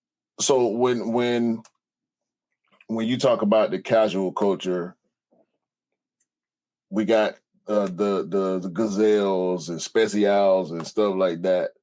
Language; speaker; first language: English; native; English